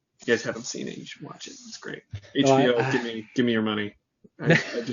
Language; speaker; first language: English; native; English